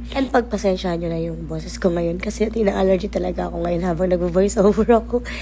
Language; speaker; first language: Filipino; native; Filipino